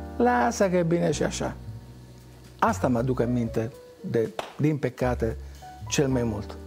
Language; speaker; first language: Romanian; non-native, fluent; Italian